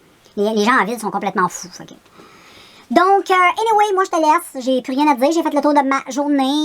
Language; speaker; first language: French; native; French